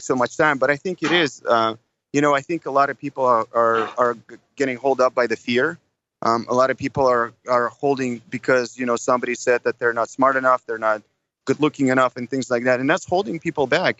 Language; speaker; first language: English; non-native, fluent; Russian